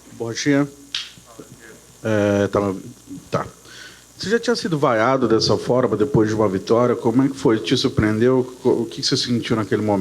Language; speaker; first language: Portuguese; native; Portuguese